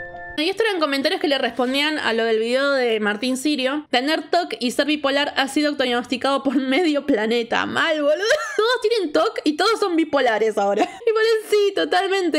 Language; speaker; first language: Spanish; native; Spanish